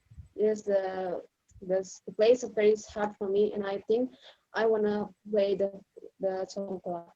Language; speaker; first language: English; non-native, learner; Indonesian